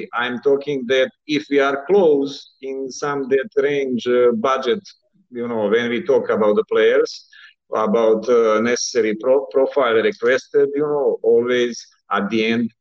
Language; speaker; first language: English; non-native, fluent; Bosnian